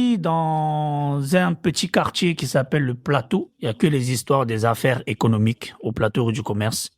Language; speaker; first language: French; non-native, local second language; Korean